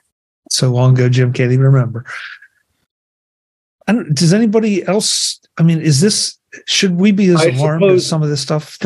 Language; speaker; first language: English; native; English